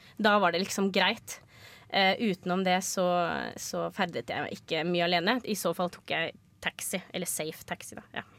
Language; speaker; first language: Norwegian; native; Norwegian